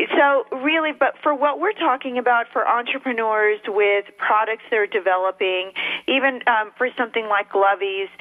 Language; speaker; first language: English; early bilingual, other home language; Spanish